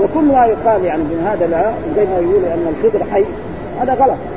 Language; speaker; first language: Arabic; native; Arabic